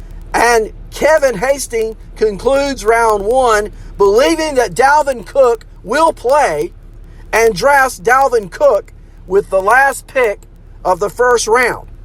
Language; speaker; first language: English; native; English